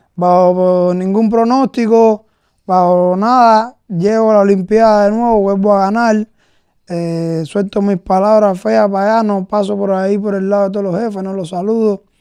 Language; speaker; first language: Spanish; native; Spanish